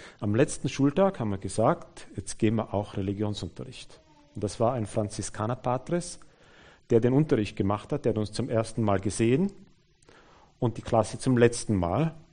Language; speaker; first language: German; native; German